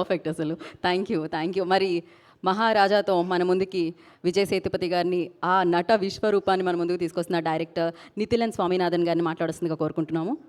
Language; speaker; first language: Telugu; native; Telugu